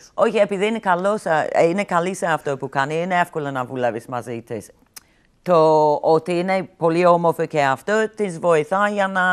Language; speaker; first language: Greek; non-native, fluent; English